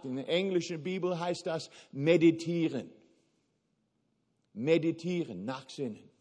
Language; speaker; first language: German; non-native, fluent; English